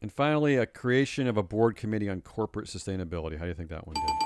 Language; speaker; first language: English; native; English